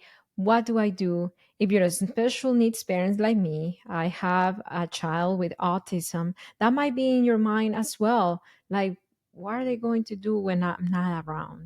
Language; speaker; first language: English; non-native, fluent; Spanish